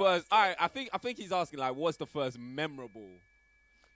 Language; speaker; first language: English; non-native, local second language; Akan